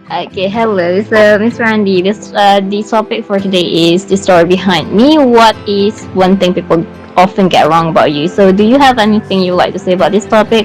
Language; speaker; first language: English; non-native, learner; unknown